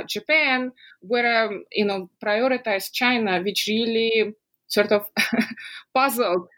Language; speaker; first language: English; non-native, fluent; Russian